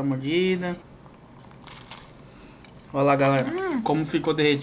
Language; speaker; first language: Portuguese; native; Portuguese